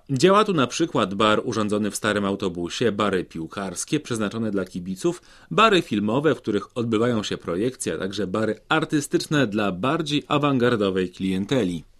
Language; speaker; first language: Polish; native; Polish